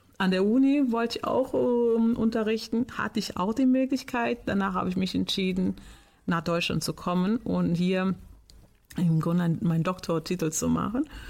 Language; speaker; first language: German; non-native, fluent; Portuguese